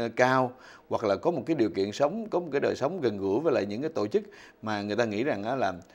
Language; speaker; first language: Vietnamese; native; Vietnamese